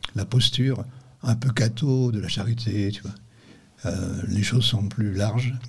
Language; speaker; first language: French; native; French